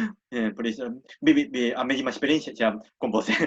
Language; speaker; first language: Portuguese; non-native, learner; Japanese